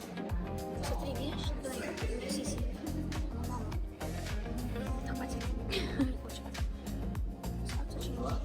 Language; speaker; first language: Russian; early bilingual, heritage; English